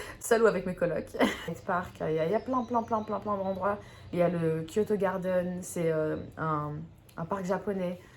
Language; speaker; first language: French; native; French